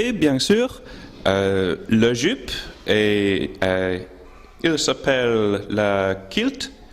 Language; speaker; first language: French; non-native, learner; English